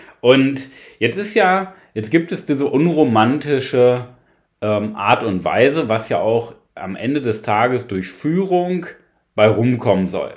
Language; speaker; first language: German; native; German